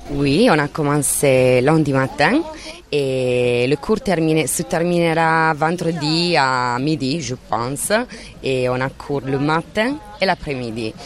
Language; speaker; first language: French; non-native, fluent; Italian